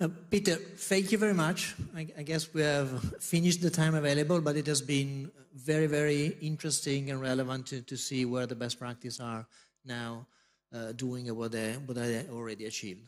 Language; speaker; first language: English; non-native, fluent; Italian